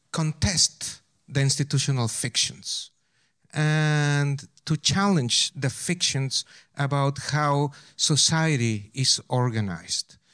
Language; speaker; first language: English; non-native, fluent; Spanish